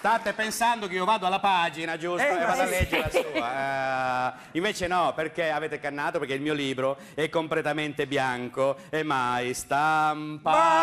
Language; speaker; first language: Italian; native; Italian